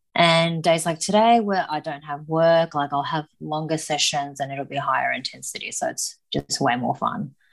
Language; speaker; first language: English; early bilingual, other home language; Japanese